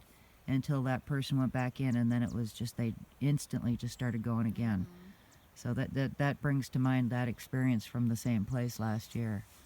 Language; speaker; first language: English; native; English